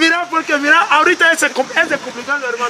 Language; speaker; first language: Spanish; non-native, learner; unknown